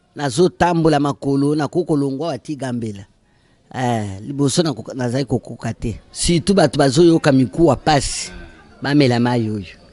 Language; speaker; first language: Lingala; native; Lingala